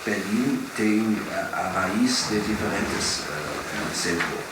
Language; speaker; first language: Portuguese; non-native, fluent; German